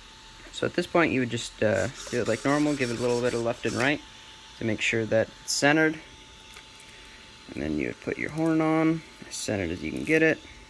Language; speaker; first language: English; native; English